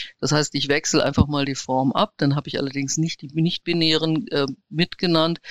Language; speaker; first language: German; native; German